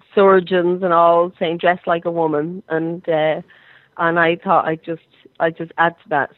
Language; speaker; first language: English; native; English